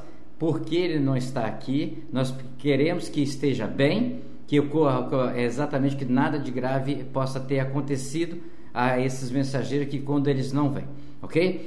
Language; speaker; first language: Portuguese; native; Portuguese